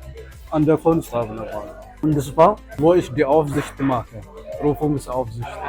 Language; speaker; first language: German; non-native, fluent; Amharic